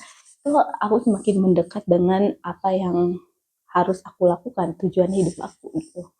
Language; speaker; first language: Indonesian; native; Indonesian